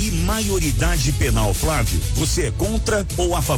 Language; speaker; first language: Portuguese; native; Portuguese